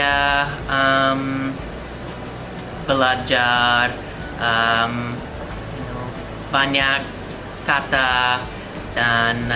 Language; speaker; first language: Indonesian; non-native, learner; English